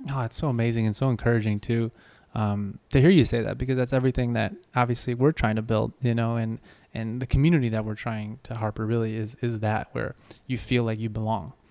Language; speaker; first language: English; native; English